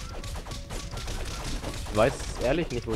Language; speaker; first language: German; native; German